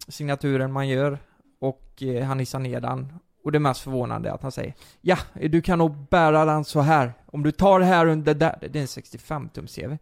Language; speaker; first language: Swedish; native; Swedish